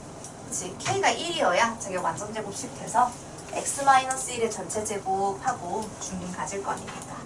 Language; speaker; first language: Korean; native; Korean